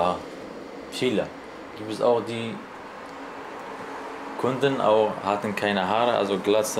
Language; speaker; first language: German; non-native, learner; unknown